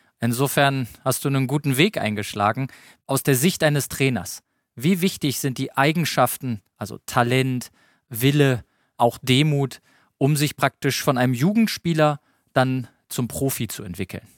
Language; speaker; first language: German; native; German